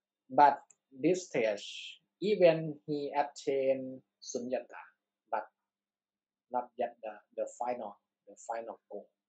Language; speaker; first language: English; non-native, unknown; Thai